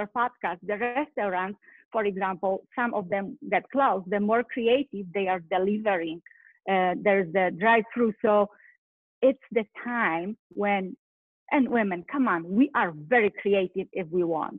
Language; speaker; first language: English; non-native, fluent; Polish